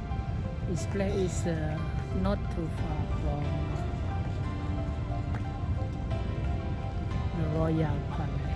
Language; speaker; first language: English; non-native, learner; Khmer